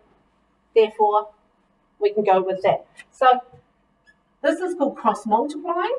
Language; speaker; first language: English; native; English